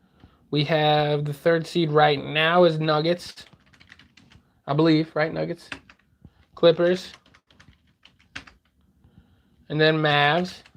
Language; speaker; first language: English; native; English